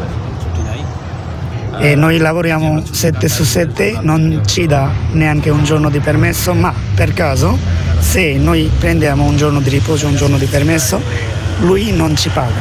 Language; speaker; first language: Italian; non-native, learner; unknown